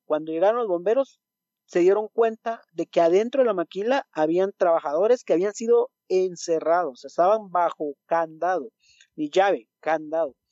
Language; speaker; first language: Spanish; native; Spanish